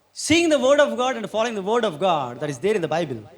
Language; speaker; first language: English; non-native, local second language; Telugu